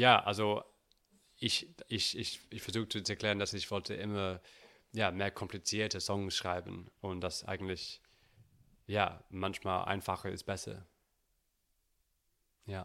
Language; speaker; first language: German; non-native, learner; English